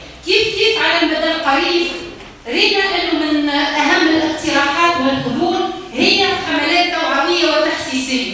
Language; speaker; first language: Arabic; native; Arabic